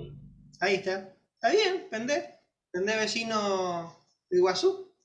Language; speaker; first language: Spanish; native; Spanish